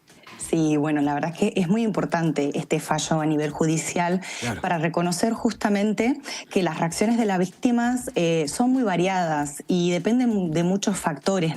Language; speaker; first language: Spanish; native; Spanish